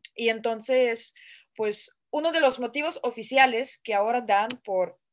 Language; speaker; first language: Spanish; non-native, fluent; Russian